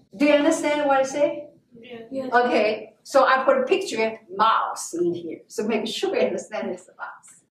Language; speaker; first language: English; non-native, learner; Chinese